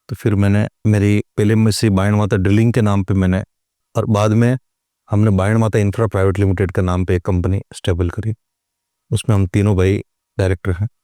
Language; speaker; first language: Hindi; non-native, local second language; Marwari